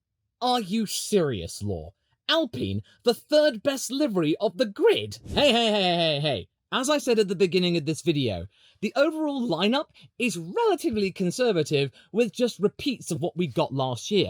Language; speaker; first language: English; native; English